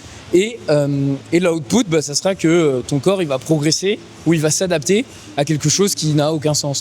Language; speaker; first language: French; native; French